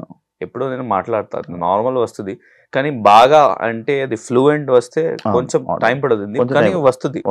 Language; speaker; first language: Telugu; non-native, local second language; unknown